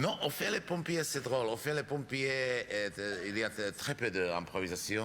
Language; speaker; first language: French; non-native, fluent; Czech